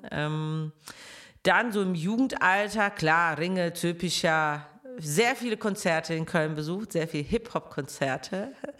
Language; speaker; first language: German; non-native, fluent; Russian